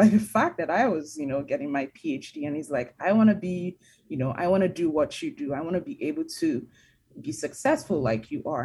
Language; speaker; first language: English; non-native, local second language; Igbo